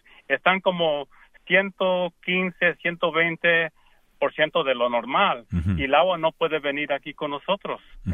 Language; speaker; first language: Spanish; early bilingual, heritage; Spanish